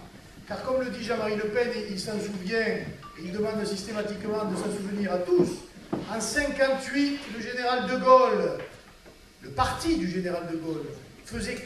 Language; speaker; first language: French; native; French